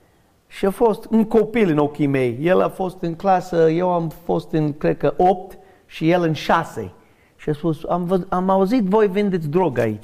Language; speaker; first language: Romanian; non-native, learner; English